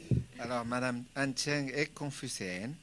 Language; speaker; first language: French; non-native, fluent; Spanish